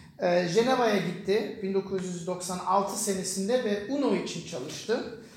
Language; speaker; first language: Turkish; non-native, fluent; German